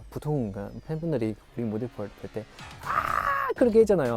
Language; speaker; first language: Korean; non-native, fluent; Chinese